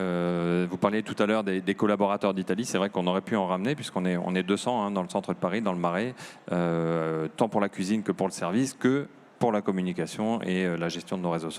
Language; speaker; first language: French; native; French